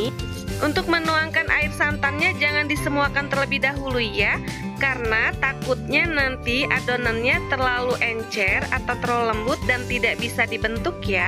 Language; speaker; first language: Indonesian; native; Indonesian